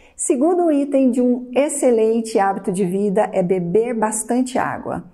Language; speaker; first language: Portuguese; native; Portuguese